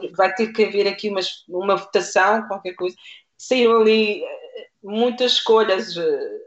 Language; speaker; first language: Portuguese; native; Portuguese